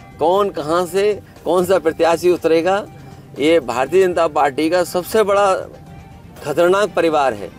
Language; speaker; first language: Hindi; native; Hindi